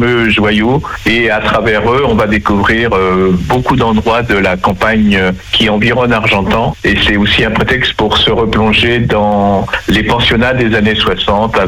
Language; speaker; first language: French; native; French